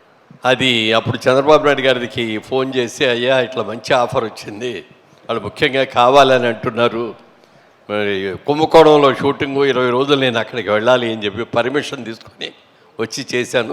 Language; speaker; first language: Telugu; native; Telugu